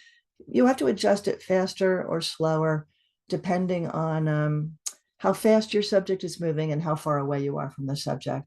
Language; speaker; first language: English; native; English